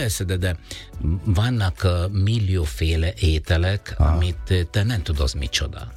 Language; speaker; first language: Hungarian; non-native, fluent; Italian